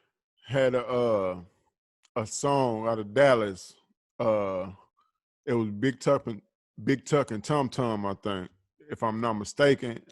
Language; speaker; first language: English; native; English